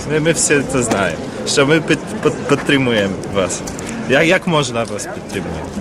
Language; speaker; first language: Ukrainian; non-native, learner; Polish